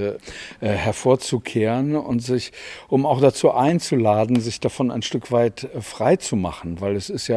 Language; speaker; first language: German; native; German